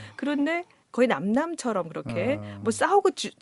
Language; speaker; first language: Korean; native; Korean